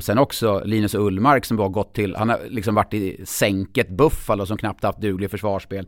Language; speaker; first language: Swedish; native; Swedish